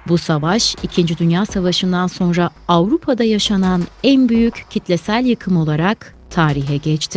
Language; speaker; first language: Turkish; native; Turkish